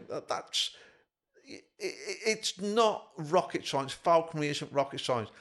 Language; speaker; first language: English; native; English